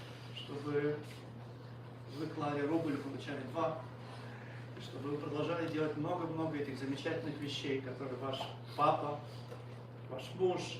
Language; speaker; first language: Russian; native; Russian